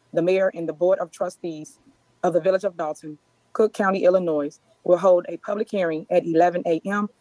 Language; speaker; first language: English; native; English